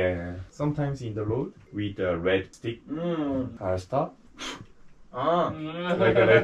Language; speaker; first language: English; non-native, learner; Korean